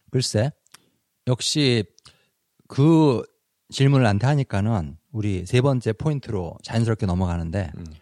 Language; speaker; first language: Korean; native; Korean